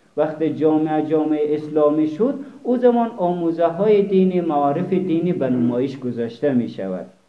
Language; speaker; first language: Persian; native; Persian